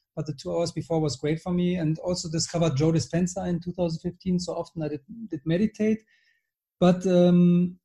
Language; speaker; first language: English; non-native, fluent; German